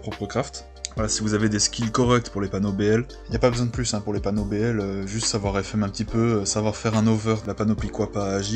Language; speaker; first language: French; native; French